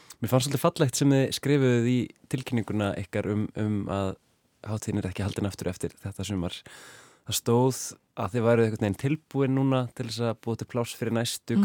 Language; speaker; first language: Icelandic; native; Icelandic